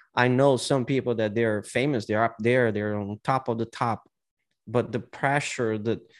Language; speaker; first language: English; non-native, fluent; Portuguese